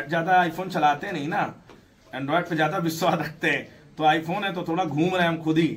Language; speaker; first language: Hindi; native; Hindi